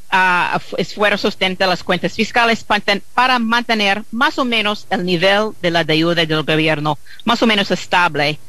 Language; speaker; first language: Spanish; non-native, fluent; English